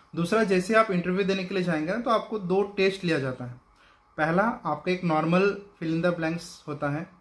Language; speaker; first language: Hindi; non-native, local second language; Bangla